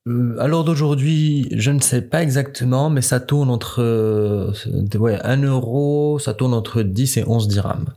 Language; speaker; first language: French; non-native, local second language; Arabic